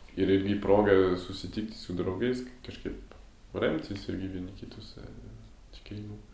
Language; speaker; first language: Lithuanian; non-native, fluent; French